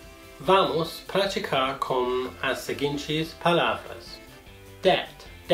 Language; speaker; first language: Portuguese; non-native, fluent; English